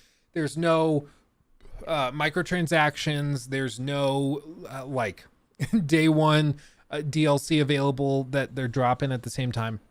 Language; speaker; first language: English; native; English